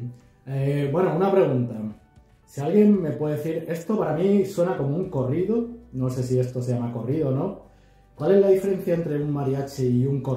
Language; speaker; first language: Spanish; native; Spanish